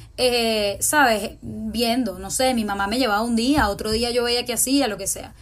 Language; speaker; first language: Spanish; native; Spanish